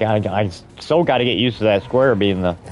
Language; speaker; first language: English; native; English